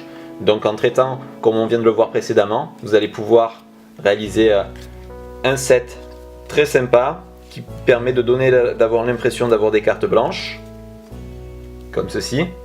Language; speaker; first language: French; native; French